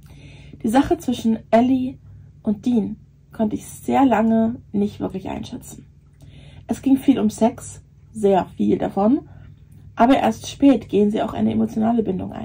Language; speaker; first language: German; native; German